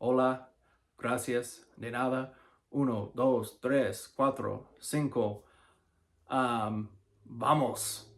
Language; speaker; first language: Spanish; non-native, learner; English